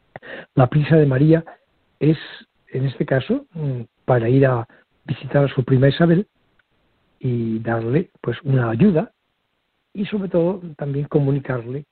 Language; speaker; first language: Spanish; native; Spanish